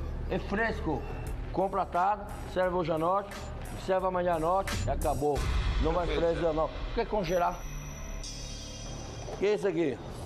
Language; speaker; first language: Portuguese; non-native, fluent; French